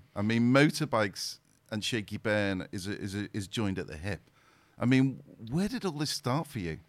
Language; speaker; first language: English; native; English